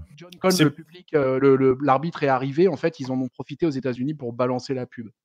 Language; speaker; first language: French; native; French